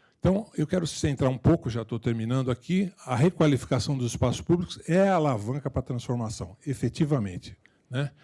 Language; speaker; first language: Portuguese; native; Portuguese